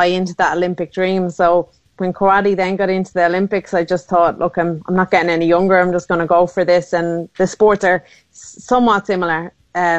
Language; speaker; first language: English; native; English